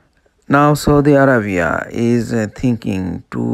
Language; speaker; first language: English; non-native, local second language; Bangla